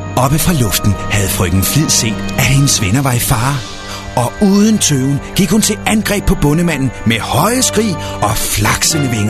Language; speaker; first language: Danish; native; Danish